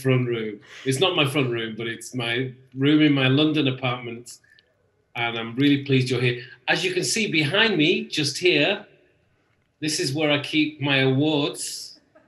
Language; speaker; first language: English; native; English